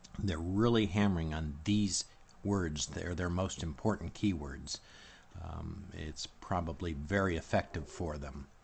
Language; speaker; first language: English; native; English